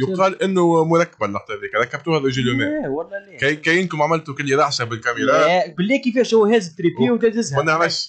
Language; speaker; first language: Arabic; native; Arabic